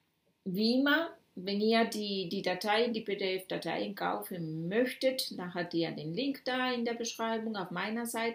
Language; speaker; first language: German; non-native, fluent; Spanish